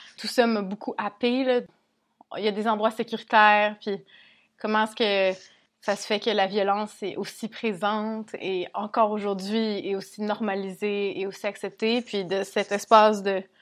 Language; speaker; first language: French; native; French